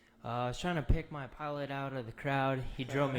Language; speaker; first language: English; native; English